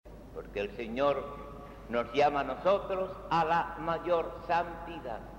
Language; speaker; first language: Spanish; native; Spanish